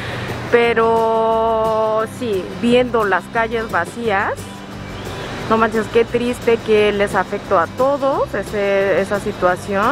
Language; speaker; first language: Spanish; non-native, learner; Korean